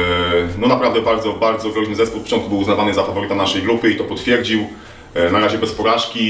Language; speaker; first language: Polish; native; Polish